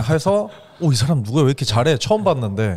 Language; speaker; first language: Korean; native; Korean